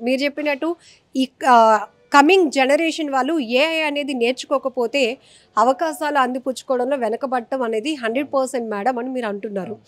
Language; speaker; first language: Telugu; native; Telugu